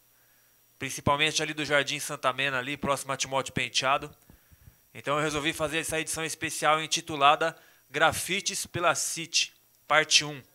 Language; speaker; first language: Portuguese; native; Portuguese